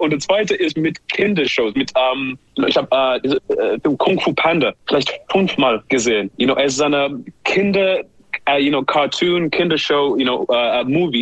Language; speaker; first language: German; non-native, learner; English